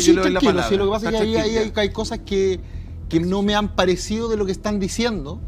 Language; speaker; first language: Spanish; native; Spanish